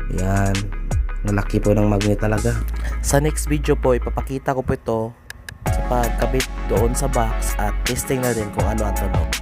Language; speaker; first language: Filipino; non-native, local second language; Cebuano